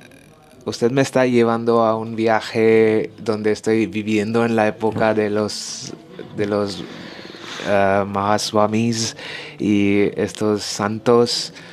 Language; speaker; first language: Spanish; non-native, learner; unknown